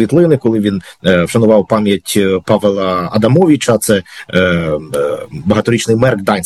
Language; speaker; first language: Ukrainian; native; Ukrainian